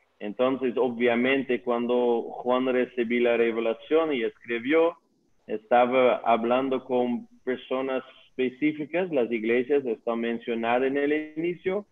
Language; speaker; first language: Spanish; non-native, learner; Dutch